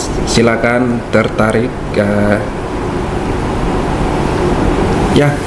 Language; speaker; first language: Indonesian; non-native, learner; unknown